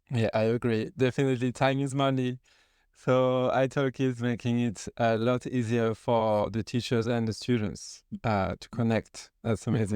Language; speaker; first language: English; non-native, fluent; French